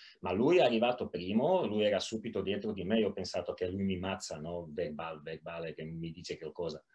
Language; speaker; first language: Italian; non-native, learner; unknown